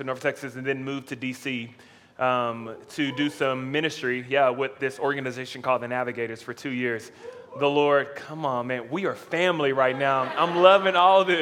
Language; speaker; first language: English; native; English